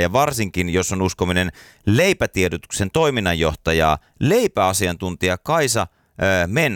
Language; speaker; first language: Finnish; native; Finnish